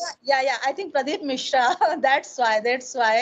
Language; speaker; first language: English; non-native, learner; Hindi